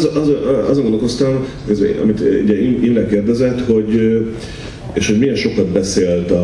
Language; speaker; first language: Hungarian; native; Hungarian